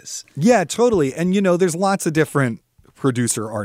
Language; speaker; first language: English; native; English